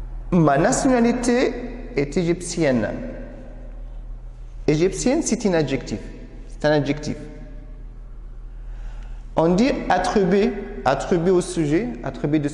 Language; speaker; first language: French; non-native, fluent; Arabic